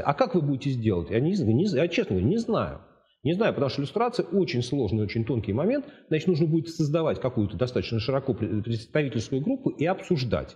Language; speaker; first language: Russian; native; Russian